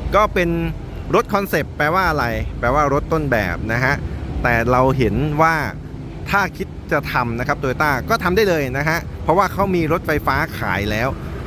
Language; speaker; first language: Thai; native; Thai